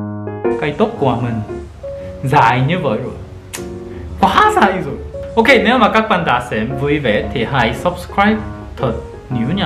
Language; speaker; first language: Vietnamese; non-native, learner; Korean